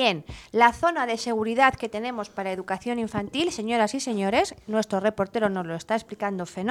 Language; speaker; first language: Spanish; native; Spanish